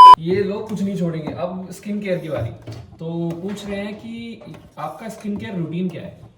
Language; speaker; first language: Hindi; native; Hindi